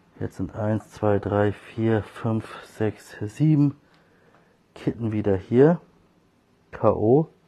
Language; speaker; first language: German; early bilingual, other home language; Turkish